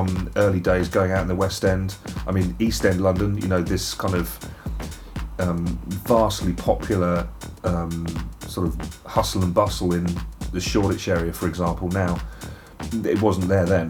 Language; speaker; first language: English; native; English